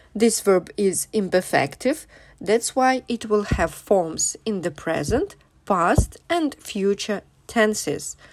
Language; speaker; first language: English; non-native, fluent; Russian